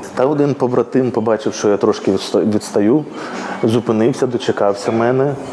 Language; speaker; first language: Ukrainian; native; Ukrainian